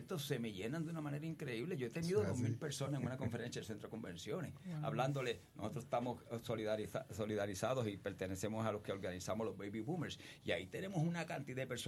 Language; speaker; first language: Spanish; native; Spanish